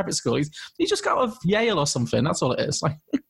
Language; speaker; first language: English; native; English